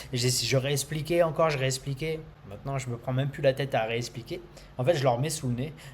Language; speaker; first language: French; native; French